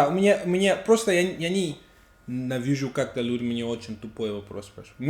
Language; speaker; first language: Russian; non-native, learner; English